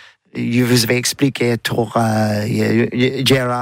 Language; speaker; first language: French; non-native, learner; English